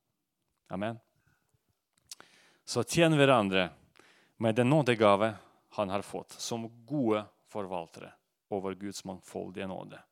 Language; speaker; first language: Norwegian; non-native, fluent; Russian